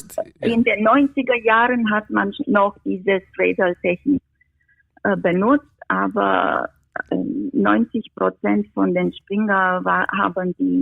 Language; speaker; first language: German; non-native, fluent; Romanian